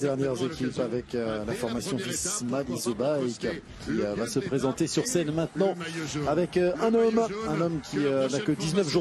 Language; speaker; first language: French; native; French